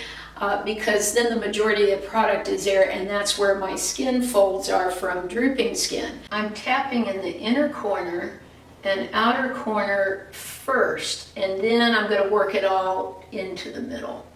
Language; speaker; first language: English; native; English